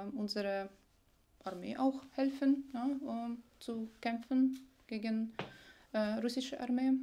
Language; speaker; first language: German; non-native, fluent; Ukrainian